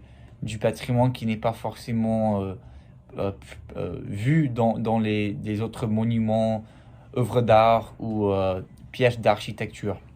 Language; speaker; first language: French; non-native, fluent; English